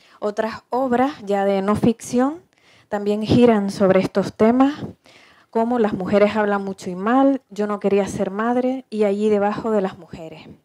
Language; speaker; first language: Spanish; native; Spanish